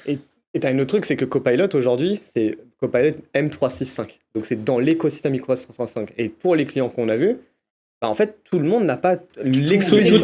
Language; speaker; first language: French; native; French